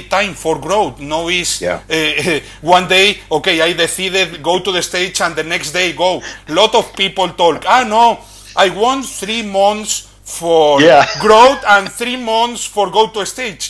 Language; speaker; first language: English; non-native, learner; Spanish